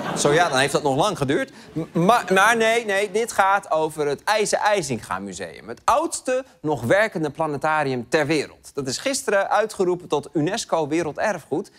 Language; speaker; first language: Dutch; native; Dutch